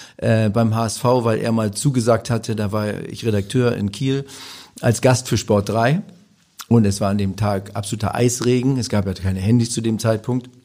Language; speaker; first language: German; native; German